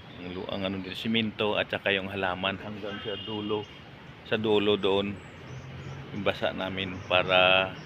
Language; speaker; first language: Filipino; non-native, local second language; Hiligaynon